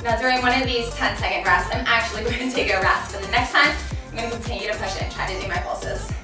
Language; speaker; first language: English; native; English